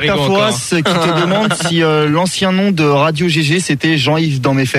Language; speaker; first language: French; native; French